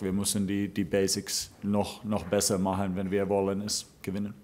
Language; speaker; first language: German; non-native, fluent; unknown